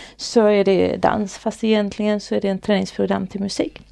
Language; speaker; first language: Swedish; non-native, fluent; Spanish